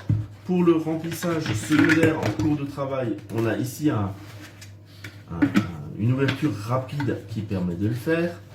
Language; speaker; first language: French; native; French